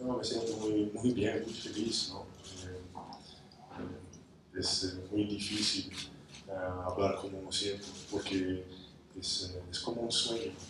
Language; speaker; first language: Spanish; non-native, learner; English